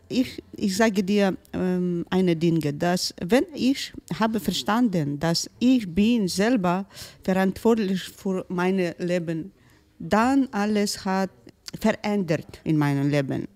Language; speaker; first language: German; non-native, learner; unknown